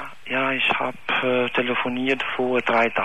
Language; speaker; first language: German; non-native, learner; Albanian